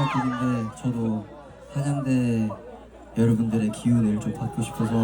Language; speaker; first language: Korean; early bilingual, heritage; Korean